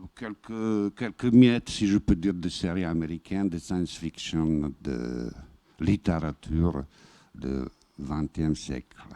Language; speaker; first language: French; non-native, fluent; Bosnian